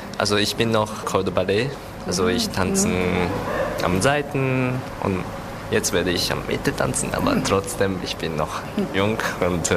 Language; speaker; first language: German; non-native, learner; Japanese